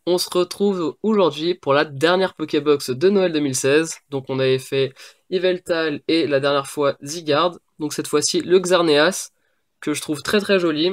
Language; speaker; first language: French; native; French